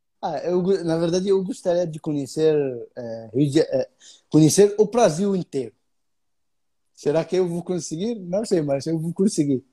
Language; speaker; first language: Portuguese; non-native, fluent; Arabic